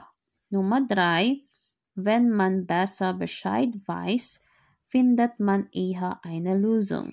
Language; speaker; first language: German; non-native, learner; Filipino